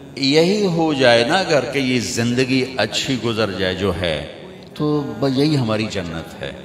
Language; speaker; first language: Urdu; non-native, local second language; Punjabi